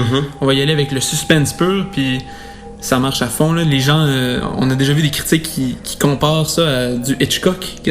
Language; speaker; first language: French; native; French